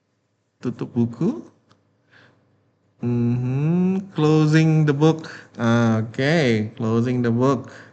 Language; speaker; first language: English; non-native, fluent; Indonesian